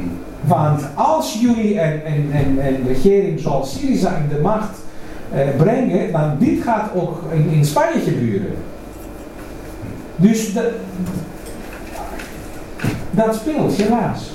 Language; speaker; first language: Dutch; non-native, fluent; Greek